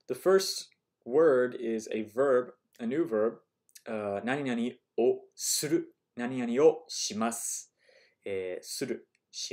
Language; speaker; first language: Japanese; non-native, fluent; English